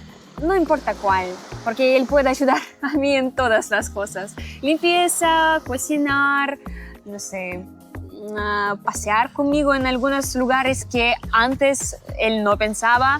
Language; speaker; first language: Spanish; non-native, learner; Russian